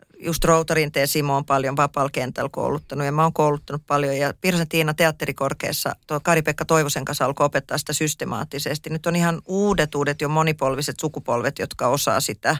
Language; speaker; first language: Finnish; native; Finnish